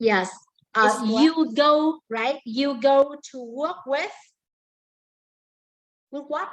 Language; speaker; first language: English; non-native, learner; Vietnamese